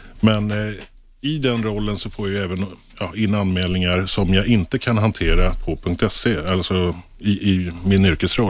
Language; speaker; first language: Swedish; native; Swedish